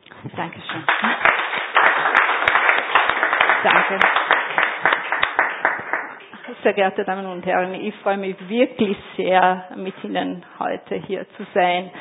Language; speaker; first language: German; non-native, fluent; Italian